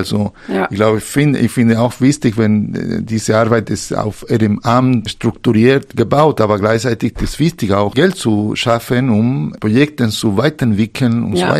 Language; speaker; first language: German; non-native, fluent; Spanish